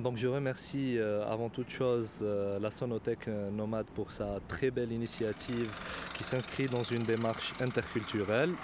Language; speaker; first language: French; non-native, local second language; Arabic